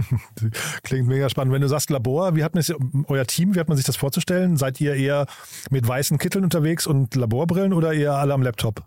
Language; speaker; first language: German; native; German